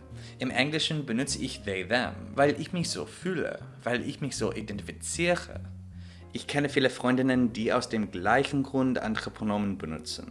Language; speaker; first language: German; non-native, fluent; English